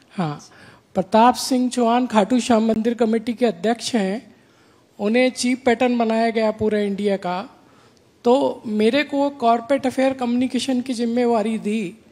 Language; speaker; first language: Hindi; native; Hindi